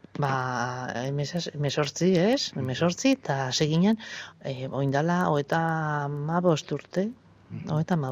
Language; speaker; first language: Basque; native; Basque